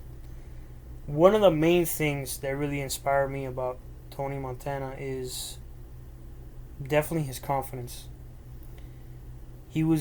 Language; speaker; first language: English; early bilingual, other home language; Spanish